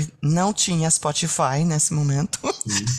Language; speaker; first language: Portuguese; non-native, learner; French